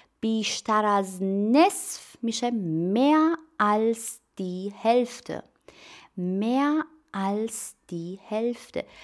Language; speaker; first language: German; non-native, fluent; Persian